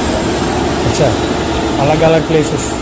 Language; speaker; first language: Hindi; non-native, learner; Telugu